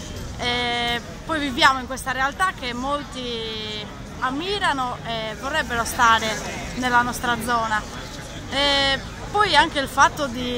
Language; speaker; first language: Italian; native; Italian